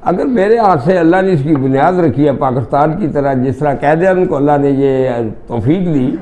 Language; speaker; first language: Urdu; non-native, local second language; Punjabi